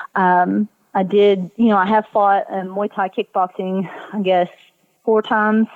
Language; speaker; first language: English; native; English